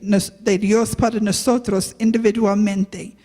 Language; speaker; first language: Spanish; non-native, learner; English